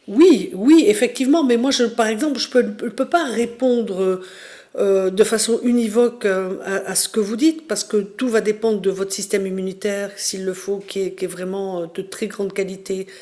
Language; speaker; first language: French; native; French